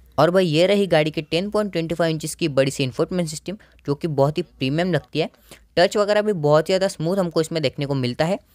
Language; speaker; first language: Hindi; non-native, local second language; Marathi